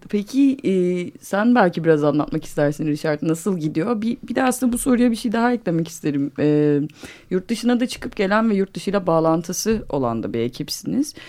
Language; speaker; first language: Turkish; native; Turkish